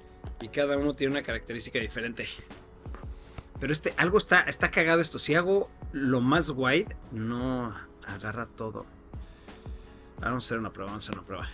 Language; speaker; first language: Spanish; native; Spanish